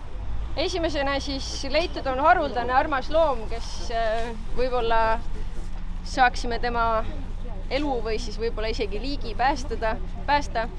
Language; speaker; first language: Estonian; native; Estonian